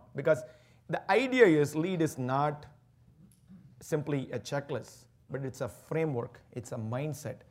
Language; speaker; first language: English; non-native, local second language; Tamil